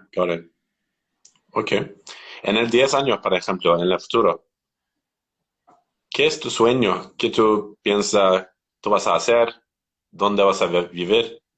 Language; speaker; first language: Spanish; non-native, learner; Turkish